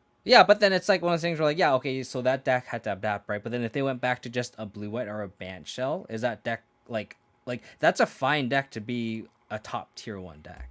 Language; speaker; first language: English; native; English